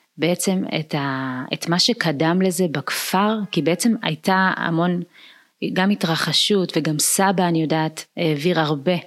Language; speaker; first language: Hebrew; early bilingual, other home language; Amharic